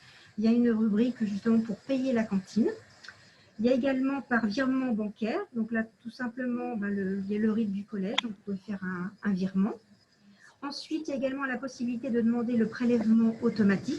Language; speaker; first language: French; native; French